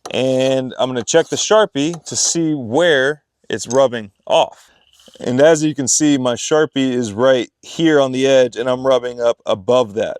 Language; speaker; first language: English; native; English